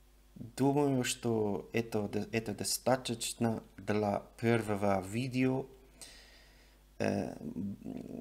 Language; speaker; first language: Russian; non-native, learner; English